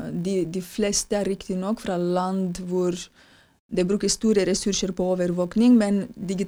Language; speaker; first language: Norwegian; non-native, fluent; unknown